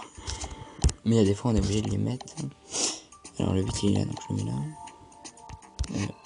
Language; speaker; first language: French; native; French